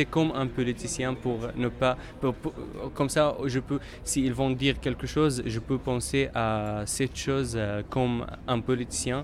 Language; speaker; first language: French; non-native, fluent; Arabic